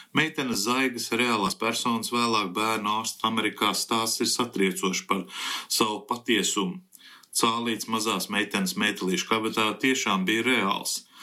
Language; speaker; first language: Latvian; early bilingual, heritage; Latvian